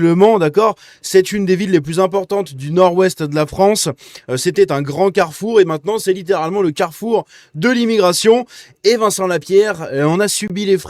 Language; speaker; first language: French; native; French